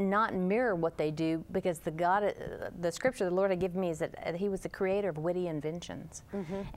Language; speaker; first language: English; native; English